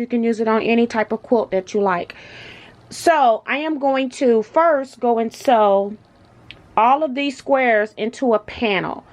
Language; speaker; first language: English; native; English